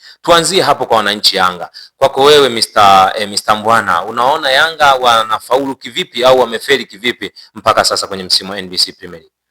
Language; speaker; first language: Swahili; native; Swahili